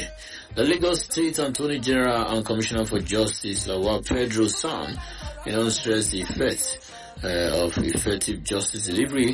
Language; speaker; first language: Nigerian Pidgin; non-native, local second language; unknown